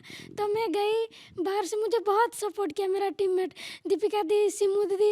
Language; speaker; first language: Hindi; non-native, local second language; Telugu